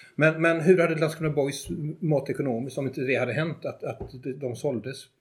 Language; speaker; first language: Swedish; native; Swedish